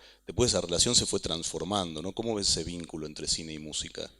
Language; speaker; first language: Spanish; native; Spanish